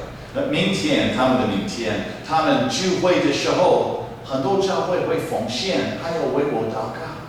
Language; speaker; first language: Chinese; non-native, fluent; English